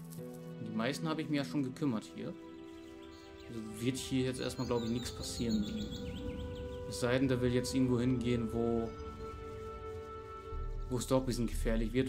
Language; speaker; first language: German; native; German